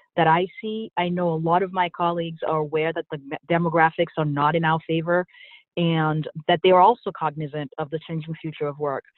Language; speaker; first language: English; early bilingual, other home language; Haitian Creole